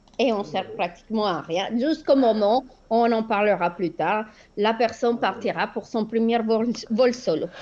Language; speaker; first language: French; non-native, fluent; Spanish